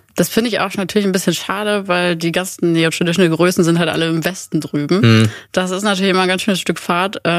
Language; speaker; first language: German; native; German